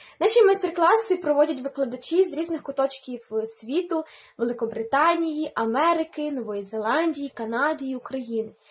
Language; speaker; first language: Ukrainian; native; Ukrainian